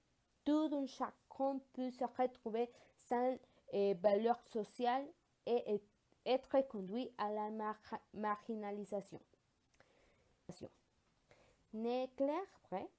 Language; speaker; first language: French; non-native, learner; Spanish